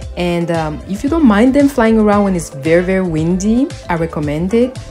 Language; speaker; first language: English; non-native, fluent; French